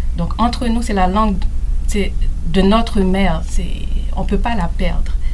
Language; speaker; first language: French; non-native, local second language; Haitian Creole